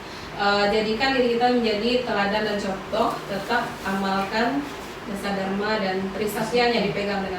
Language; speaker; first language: Indonesian; non-native, local second language; Minangkabau